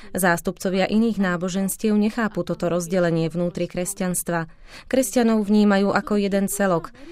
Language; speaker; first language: Slovak; native; Slovak